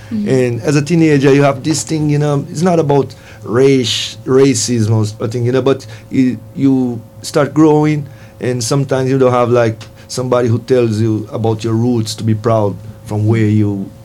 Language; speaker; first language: English; non-native, fluent; Portuguese